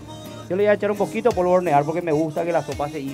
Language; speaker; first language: Spanish; native; Spanish